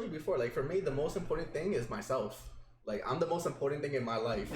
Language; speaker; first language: English; native; English